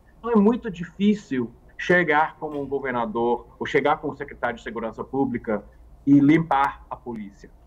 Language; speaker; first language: Portuguese; non-native, fluent; English